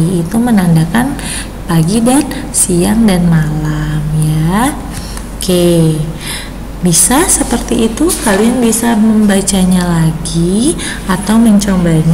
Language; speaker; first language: Indonesian; native; Indonesian